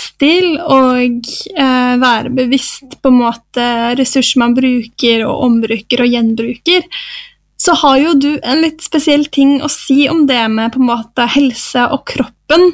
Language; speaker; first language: Norwegian; native; Norwegian